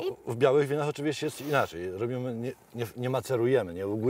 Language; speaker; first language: Polish; native; Polish